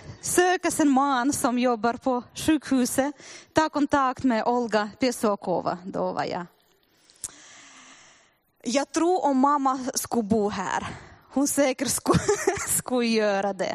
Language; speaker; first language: Swedish; non-native, fluent; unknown